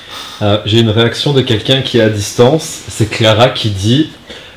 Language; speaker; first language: French; native; French